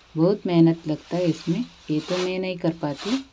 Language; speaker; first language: Hindi; non-native, local second language; Kannada